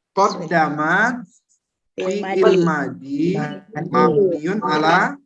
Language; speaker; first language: Arabic; non-native, fluent; Indonesian